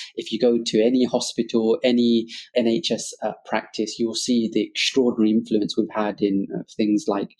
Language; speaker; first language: English; early bilingual, other home language; Bangla